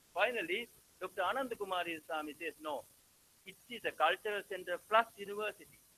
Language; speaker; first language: English; non-native, local second language; Sinhala